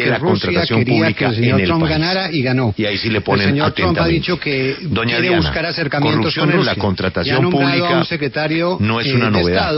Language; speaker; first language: Spanish; native; Spanish